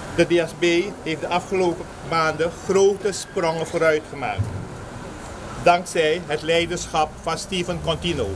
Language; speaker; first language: Dutch; native; Dutch